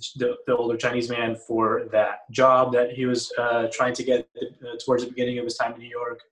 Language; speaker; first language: English; early bilingual, other home language; Spanish